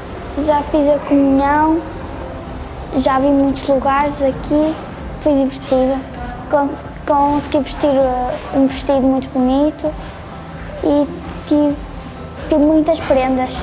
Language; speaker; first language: Portuguese; early bilingual, other home language; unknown